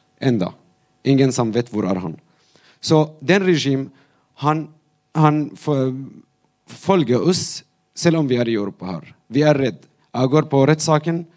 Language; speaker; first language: Norwegian; non-native, fluent; Arabic